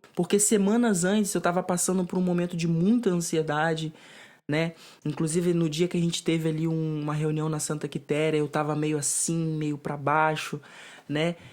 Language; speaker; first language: Portuguese; native; Portuguese